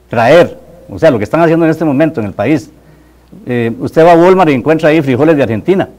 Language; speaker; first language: Spanish; native; Spanish